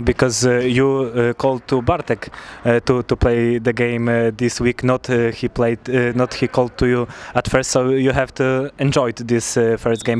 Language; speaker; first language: English; non-native, fluent; Polish